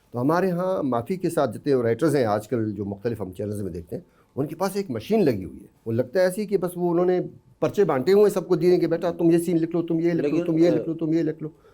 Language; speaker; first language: Urdu; non-native, local second language; Baluchi